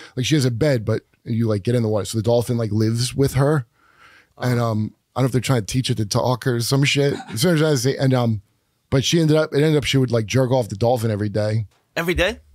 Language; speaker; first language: English; native; English